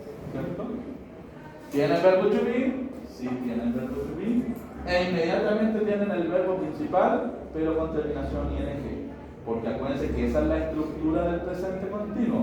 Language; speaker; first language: Spanish; native; Spanish